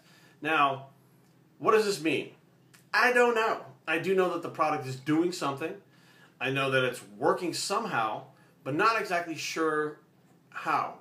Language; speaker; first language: English; native; English